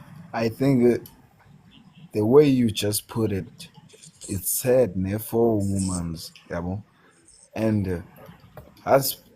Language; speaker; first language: English; non-native, learner; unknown